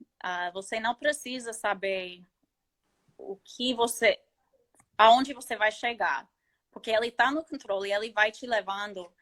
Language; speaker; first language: Portuguese; non-native, fluent; English